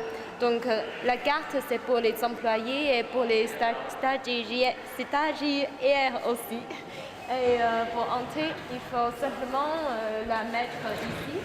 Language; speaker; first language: French; non-native, fluent; Chinese